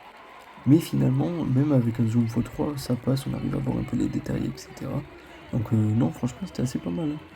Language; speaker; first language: French; native; French